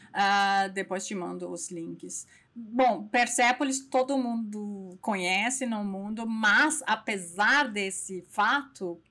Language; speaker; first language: Portuguese; non-native, fluent; Persian